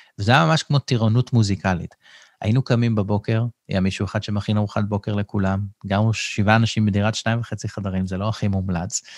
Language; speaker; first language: Hebrew; native; Hebrew